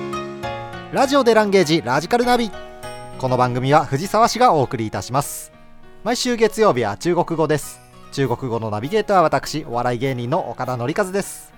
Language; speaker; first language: Japanese; native; Japanese